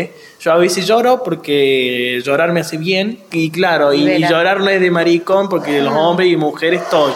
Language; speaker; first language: Spanish; native; Spanish